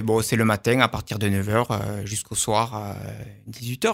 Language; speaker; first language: French; native; French